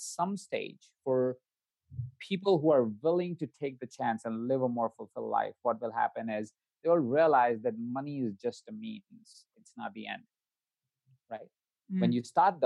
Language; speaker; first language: English; non-native, local second language; Hindi